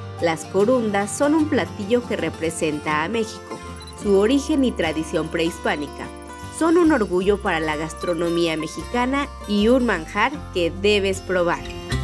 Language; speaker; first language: Spanish; native; Spanish